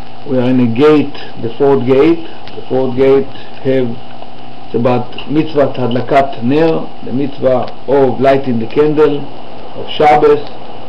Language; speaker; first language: English; non-native, fluent; Hebrew